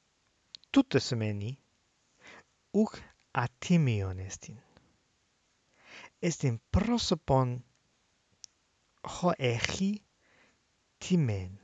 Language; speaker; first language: Greek; non-native, fluent; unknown